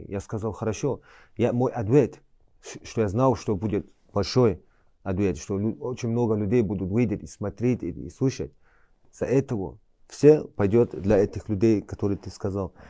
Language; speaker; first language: Russian; early bilingual, heritage; Chechen